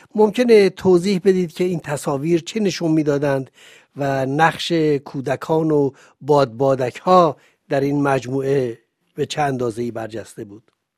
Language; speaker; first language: Persian; native; Persian